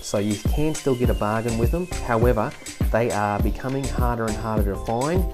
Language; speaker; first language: English; native; English